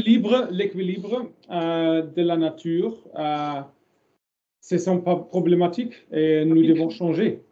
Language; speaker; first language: French; non-native, learner; German